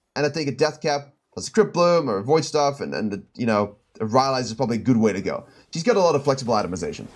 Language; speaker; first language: English; native; English